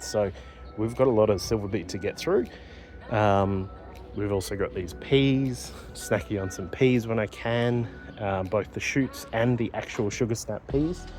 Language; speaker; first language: English; native; English